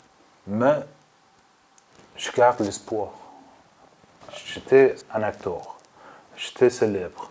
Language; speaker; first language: French; non-native, learner; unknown